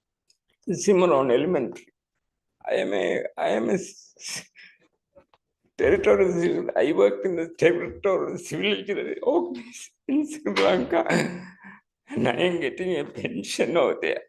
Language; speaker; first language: English; non-native, learner; Tamil